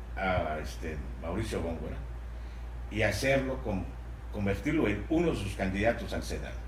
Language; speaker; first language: Spanish; native; Spanish